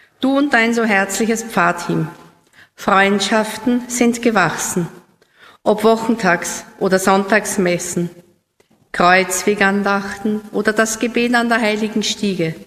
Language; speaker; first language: German; native; German